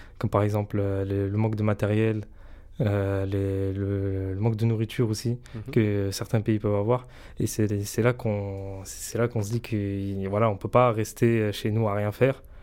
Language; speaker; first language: French; native; French